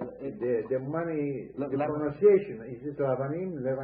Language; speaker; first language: English; non-native, fluent; Ladino